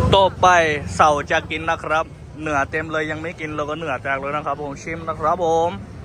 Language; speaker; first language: Thai; non-native, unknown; Punjabi